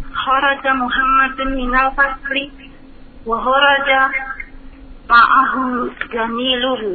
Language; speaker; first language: Arabic; non-native, learner; Indonesian